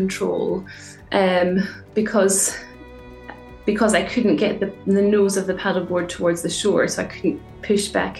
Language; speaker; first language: English; native; English